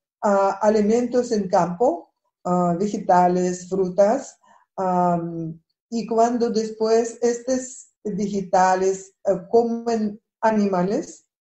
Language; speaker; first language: Spanish; non-native, fluent; Russian